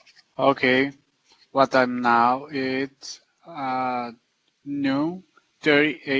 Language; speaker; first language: English; non-native, learner; Portuguese